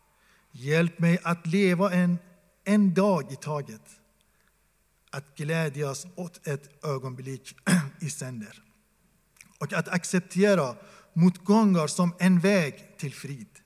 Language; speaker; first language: Swedish; non-native, fluent; Persian